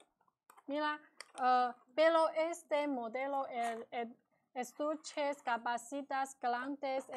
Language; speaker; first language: Spanish; non-native, learner; Chinese